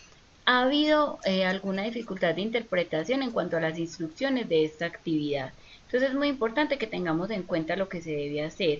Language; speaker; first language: Spanish; native; Spanish